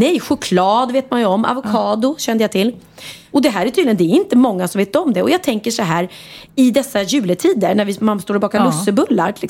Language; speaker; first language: Swedish; native; Swedish